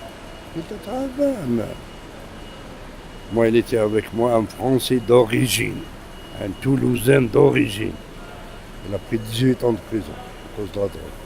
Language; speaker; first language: French; non-native, local second language; Arabic